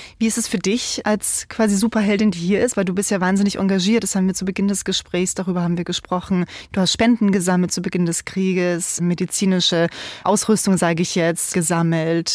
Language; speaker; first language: German; native; German